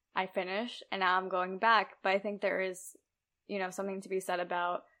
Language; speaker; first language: English; early bilingual, other home language; Urdu